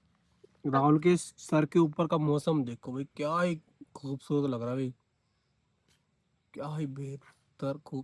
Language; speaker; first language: Hindi; non-native, local second language; Punjabi